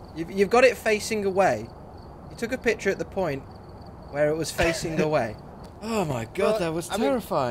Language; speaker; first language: English; native; English